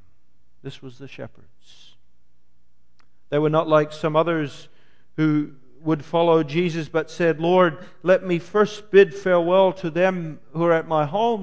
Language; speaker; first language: English; native; English